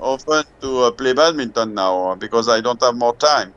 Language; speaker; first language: English; non-native, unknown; French